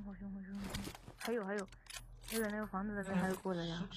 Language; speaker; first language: Chinese; native; Chinese